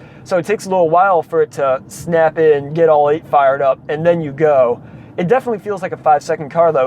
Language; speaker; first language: English; native; English